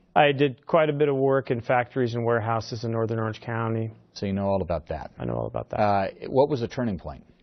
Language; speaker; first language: English; native; English